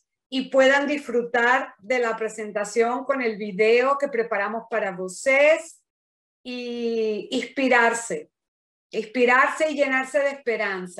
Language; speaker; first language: Spanish; non-native, fluent; Portuguese